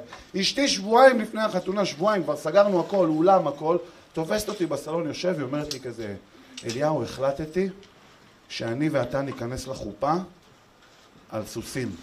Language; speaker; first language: Hebrew; native; Hebrew